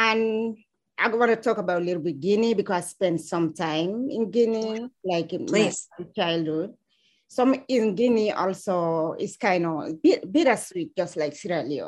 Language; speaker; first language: English; non-native, local second language; Fula